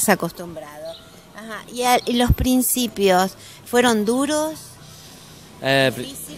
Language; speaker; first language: Spanish; native; Spanish